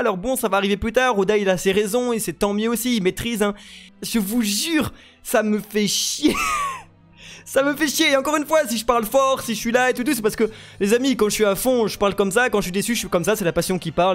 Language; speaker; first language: French; native; French